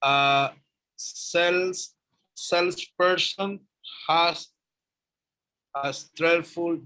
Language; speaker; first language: English; non-native, learner; Spanish